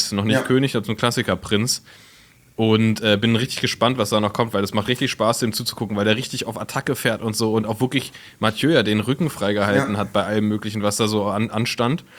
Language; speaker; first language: German; native; German